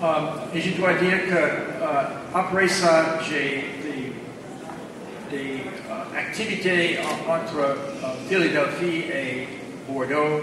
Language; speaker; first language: French; non-native, fluent; English